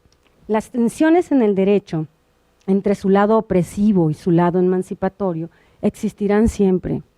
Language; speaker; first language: Spanish; native; Spanish